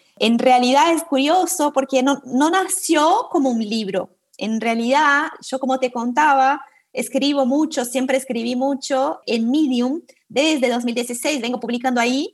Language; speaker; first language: Spanish; non-native, fluent; Portuguese